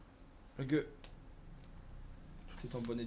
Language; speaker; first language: French; native; French